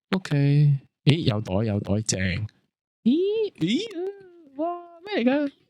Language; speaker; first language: Cantonese; native; Cantonese